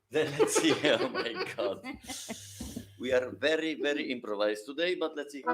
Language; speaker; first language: English; non-native, fluent; Slovenian